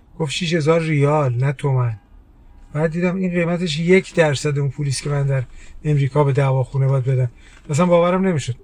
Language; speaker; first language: Persian; early bilingual, heritage; Persian